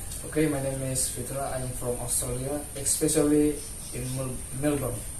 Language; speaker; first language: English; non-native, learner; Indonesian